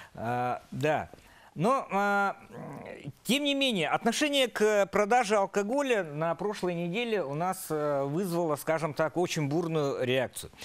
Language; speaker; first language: Russian; non-native, local second language; Yakut